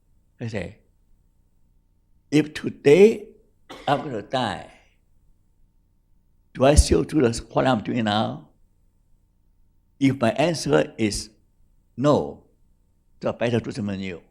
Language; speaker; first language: English; non-native, fluent; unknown